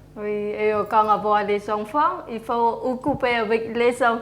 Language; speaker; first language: French; non-native, learner; Khmer